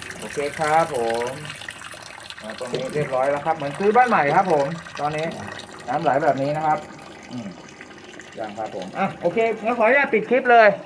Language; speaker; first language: Thai; native; Thai